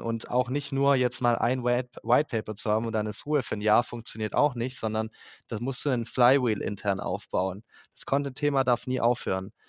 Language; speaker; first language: German; native; German